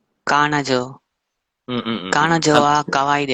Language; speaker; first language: Japanese; non-native, learner; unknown